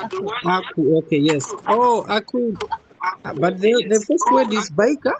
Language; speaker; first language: English; non-native, fluent; Nyanja